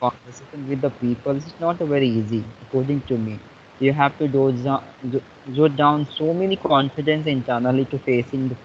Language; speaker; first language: English; non-native, fluent; Hindi